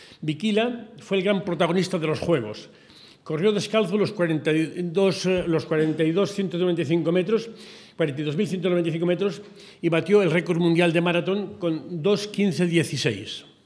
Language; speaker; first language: Spanish; native; Spanish